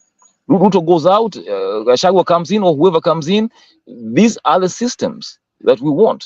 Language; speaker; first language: English; non-native, local second language; Swahili